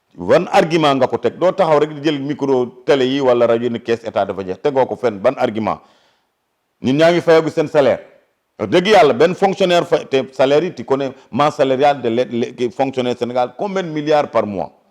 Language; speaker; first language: Wolof; non-native, local second language; Fula